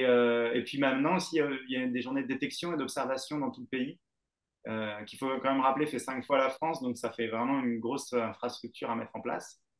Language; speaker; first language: French; native; French